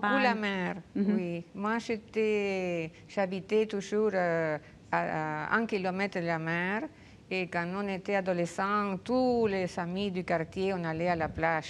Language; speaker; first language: French; non-native, fluent; Spanish